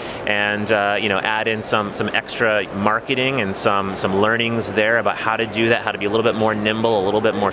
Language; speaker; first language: English; native; English